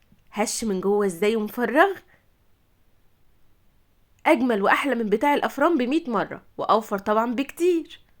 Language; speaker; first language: Arabic; native; Arabic